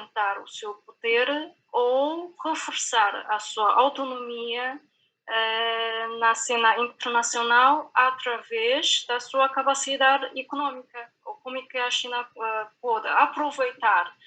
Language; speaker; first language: Portuguese; non-native, fluent; Chinese